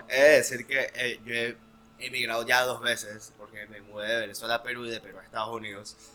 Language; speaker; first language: Spanish; native; Spanish